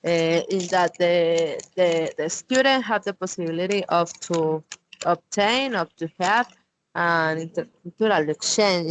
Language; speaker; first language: English; non-native, learner; Spanish